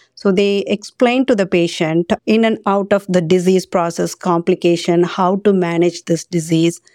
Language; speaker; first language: English; non-native, local second language; Tamil